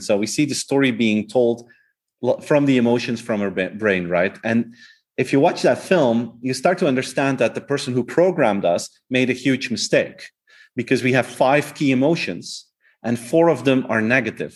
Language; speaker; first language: English; non-native, fluent; Dutch